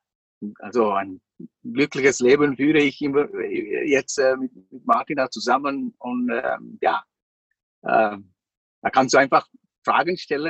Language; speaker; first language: German; non-native, fluent; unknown